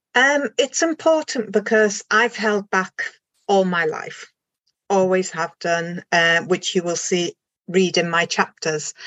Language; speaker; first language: English; non-native, fluent; German